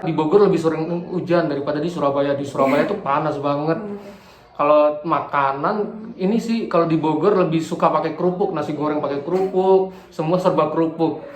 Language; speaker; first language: Indonesian; native; Indonesian